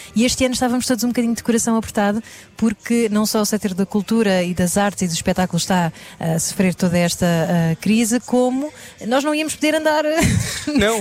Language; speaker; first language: Portuguese; native; Portuguese